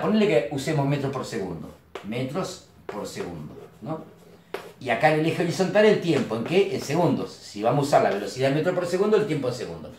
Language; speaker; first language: Spanish; native; Spanish